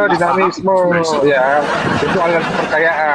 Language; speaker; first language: Indonesian; native; Indonesian